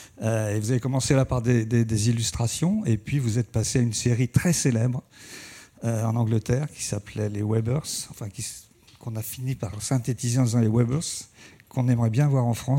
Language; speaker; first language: French; native; French